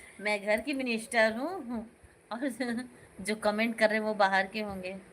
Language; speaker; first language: Hindi; native; Hindi